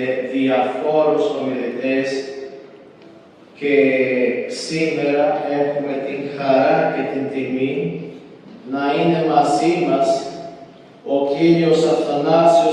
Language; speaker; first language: Greek; non-native, fluent; Portuguese